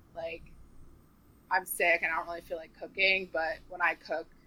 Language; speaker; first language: English; native; English